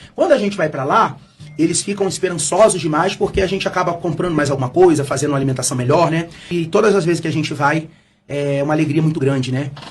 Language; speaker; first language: Portuguese; native; Portuguese